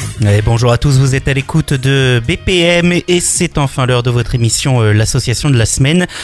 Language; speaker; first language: French; native; French